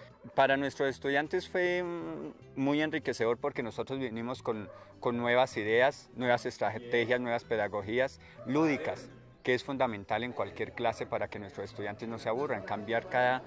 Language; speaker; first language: Spanish; native; Spanish